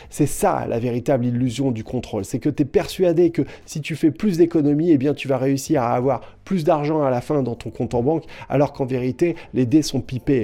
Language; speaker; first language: French; native; French